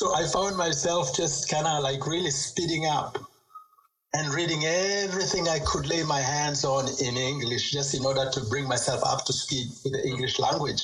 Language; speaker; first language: English; non-native, local second language; Swahili